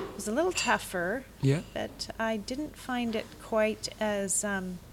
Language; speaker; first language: English; native; English